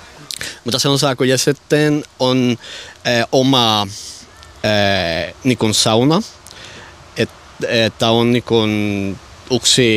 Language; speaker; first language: Finnish; non-native, learner; Spanish